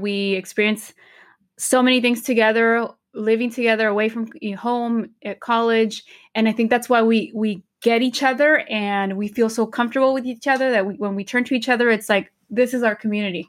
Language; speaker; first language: English; early bilingual, other home language; Spanish